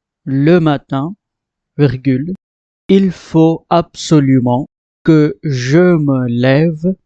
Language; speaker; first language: French; non-native, fluent; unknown